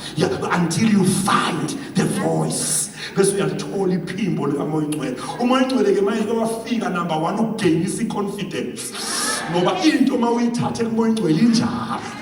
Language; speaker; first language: Zulu; native; Zulu